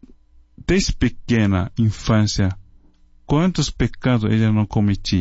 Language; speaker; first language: Portuguese; non-native, fluent; Chinese